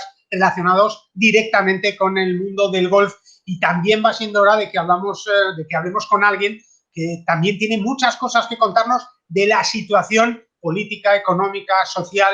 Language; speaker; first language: Spanish; native; Spanish